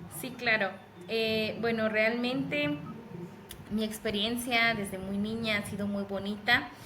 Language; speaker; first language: Spanish; non-native, local second language; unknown